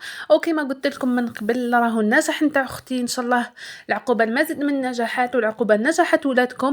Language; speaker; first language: Arabic; native; Arabic